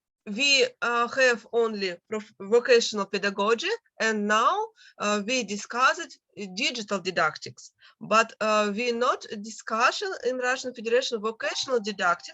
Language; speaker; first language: English; non-native, learner; Russian